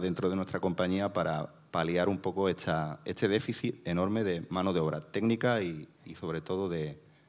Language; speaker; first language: Spanish; native; Spanish